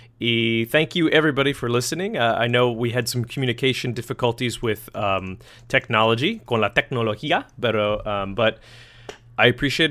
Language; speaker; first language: English; native; English